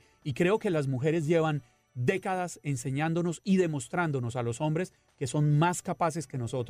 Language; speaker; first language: Spanish; native; Spanish